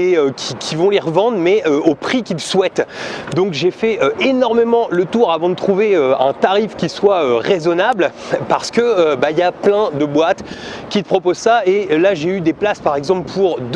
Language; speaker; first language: French; native; French